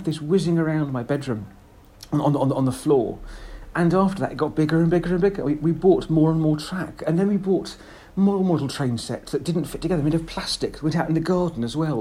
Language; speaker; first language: English; native; English